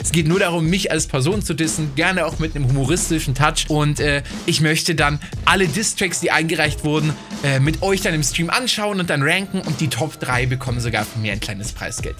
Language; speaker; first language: German; native; German